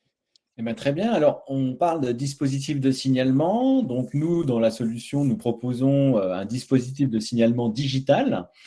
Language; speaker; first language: French; native; French